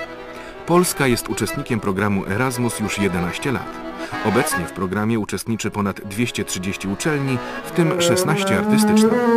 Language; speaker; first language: Polish; native; Polish